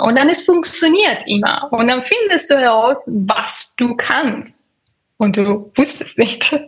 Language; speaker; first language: German; non-native, fluent; Persian